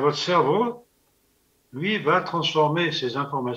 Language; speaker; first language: French; native; French